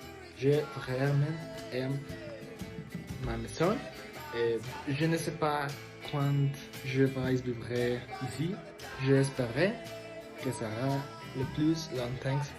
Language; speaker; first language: French; non-native, learner; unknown